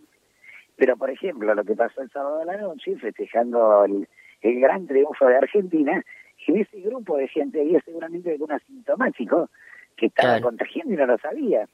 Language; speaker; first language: Spanish; native; Spanish